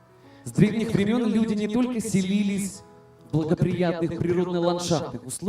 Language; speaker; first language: Russian; native; Russian